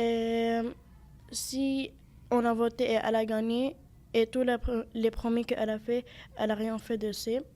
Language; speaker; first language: French; non-native, learner; Arabic